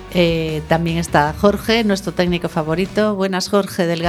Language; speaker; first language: Spanish; native; Spanish